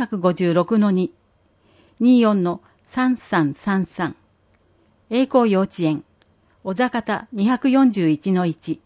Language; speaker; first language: Japanese; native; Japanese